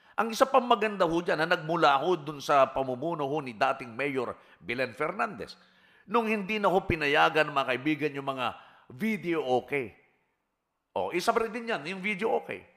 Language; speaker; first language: Filipino; native; Filipino